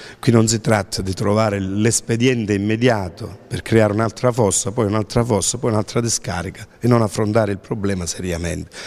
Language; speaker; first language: Italian; native; Italian